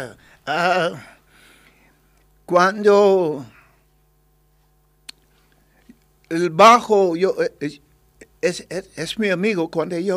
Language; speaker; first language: Spanish; non-native, learner; English